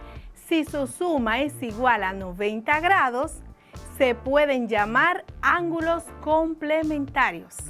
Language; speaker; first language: Spanish; native; Spanish